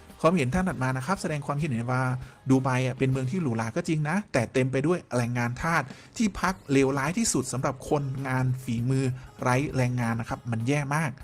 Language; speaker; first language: Thai; native; Thai